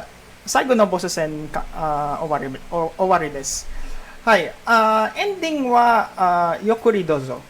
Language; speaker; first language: Japanese; non-native, learner; Filipino